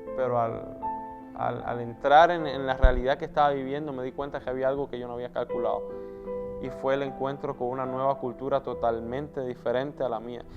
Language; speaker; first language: Spanish; native; Spanish